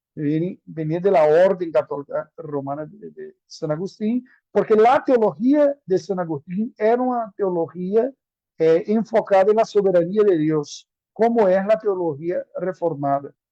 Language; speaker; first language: Spanish; non-native, fluent; Portuguese